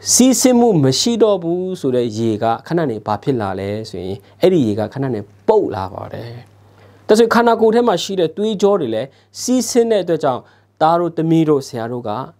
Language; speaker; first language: Burmese; non-native, local second language; S'gaw Karen